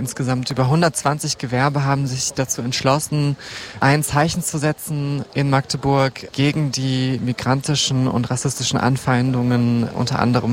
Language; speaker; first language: German; native; German